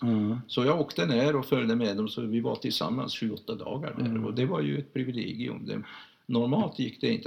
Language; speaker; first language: Swedish; non-native, fluent; Hungarian